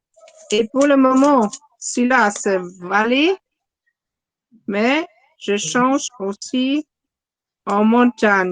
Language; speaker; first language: French; non-native, fluent; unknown